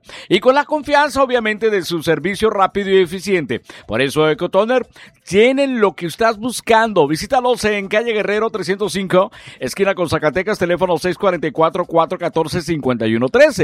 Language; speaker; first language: Spanish; native; Spanish